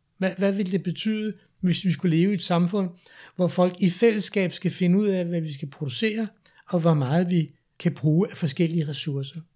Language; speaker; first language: Danish; native; Danish